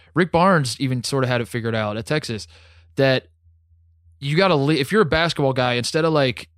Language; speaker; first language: English; native; English